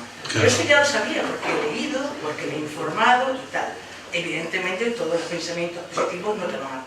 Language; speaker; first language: Spanish; native; Spanish